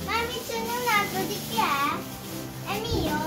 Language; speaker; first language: Italian; early bilingual, other home language; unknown